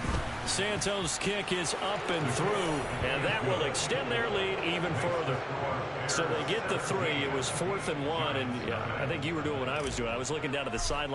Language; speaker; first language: English; native; English